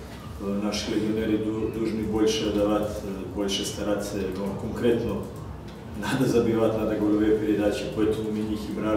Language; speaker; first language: Russian; non-native, fluent; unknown